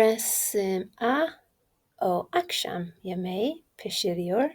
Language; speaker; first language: Turkish; non-native, learner; English